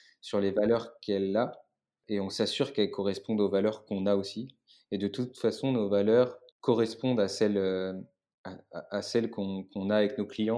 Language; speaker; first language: French; native; French